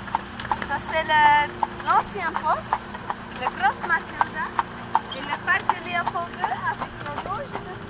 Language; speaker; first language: French; non-native, local second language; Dutch